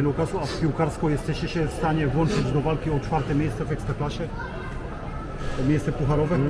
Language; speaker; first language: Polish; native; Polish